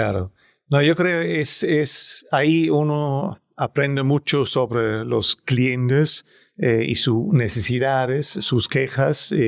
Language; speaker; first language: Spanish; non-native, fluent; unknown